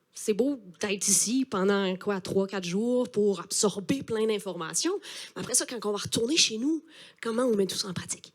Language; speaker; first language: French; native; French